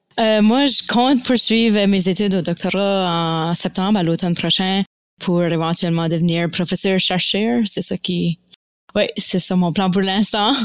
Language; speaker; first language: French; native; French